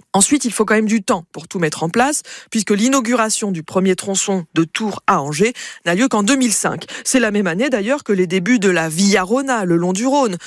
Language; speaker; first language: French; native; French